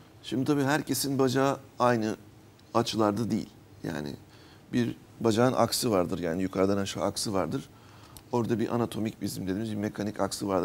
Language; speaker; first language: Turkish; native; Turkish